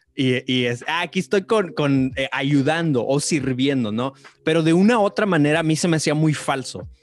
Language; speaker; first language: Spanish; native; Spanish